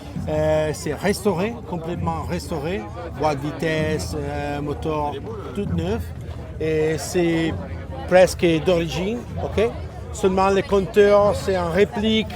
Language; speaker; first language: French; non-native, learner; Italian